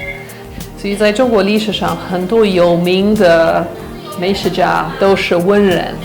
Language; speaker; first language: Chinese; non-native, fluent; English